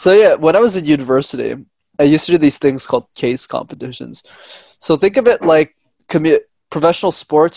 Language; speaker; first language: English; native; English